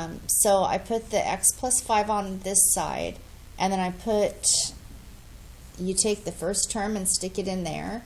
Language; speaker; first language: English; native; English